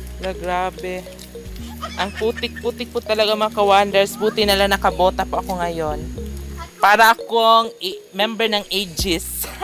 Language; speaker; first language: Filipino; non-native, local second language; Cebuano